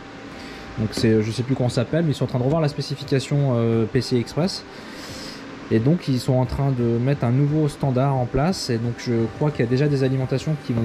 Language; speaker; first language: French; native; French